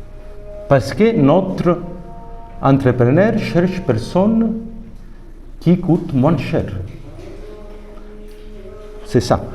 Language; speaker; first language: French; non-native, fluent; Italian